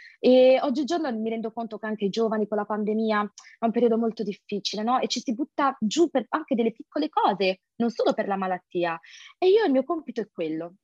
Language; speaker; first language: Italian; early bilingual, other home language; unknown